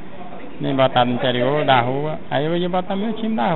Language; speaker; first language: Portuguese; native; Portuguese